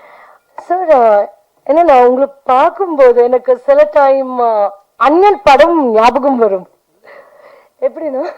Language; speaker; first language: Tamil; non-native, learner; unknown